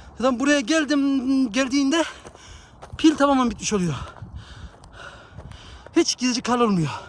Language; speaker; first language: Turkish; early bilingual, heritage; Turkish